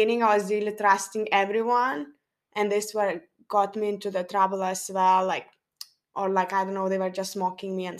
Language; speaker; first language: English; non-native, fluent; Lithuanian